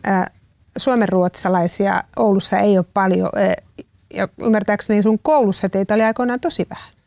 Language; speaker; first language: Finnish; native; Finnish